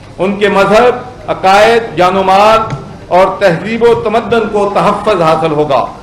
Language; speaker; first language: Urdu; non-native, local second language; Punjabi